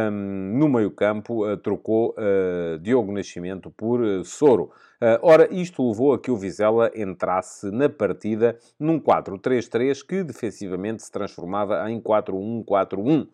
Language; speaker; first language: Portuguese; native; Portuguese